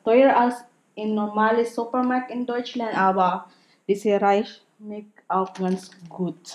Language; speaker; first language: German; non-native, learner; Filipino